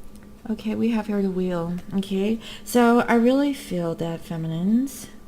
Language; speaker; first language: English; native; English